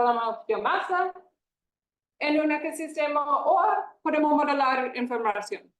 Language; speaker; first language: Spanish; non-native, fluent; English